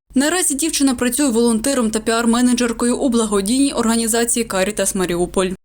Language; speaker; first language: Ukrainian; native; Ukrainian